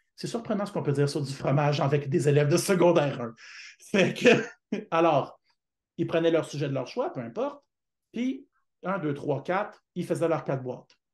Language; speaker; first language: French; native; French